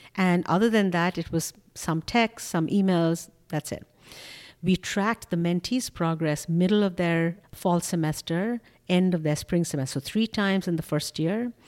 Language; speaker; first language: English; non-native, local second language; Bangla